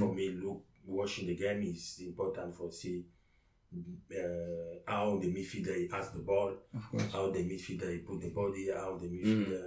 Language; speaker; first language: English; non-native, learner; French